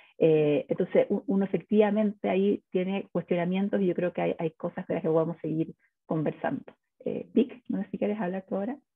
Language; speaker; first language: Spanish; native; Spanish